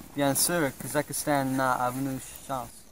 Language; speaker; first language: French; non-native, learner; English